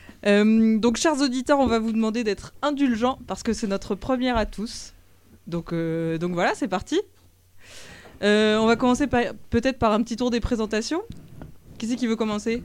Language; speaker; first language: French; native; French